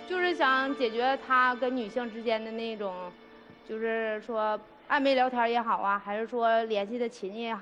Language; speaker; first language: Chinese; native; Chinese